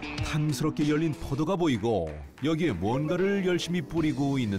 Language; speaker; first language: Korean; native; Korean